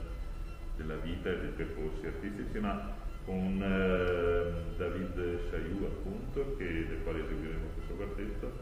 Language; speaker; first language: Italian; native; Italian